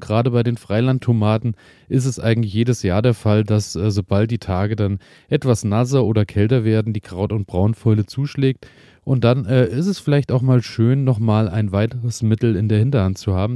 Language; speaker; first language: German; native; German